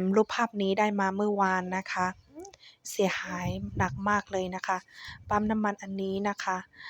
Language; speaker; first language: Thai; non-native, local second language; Shan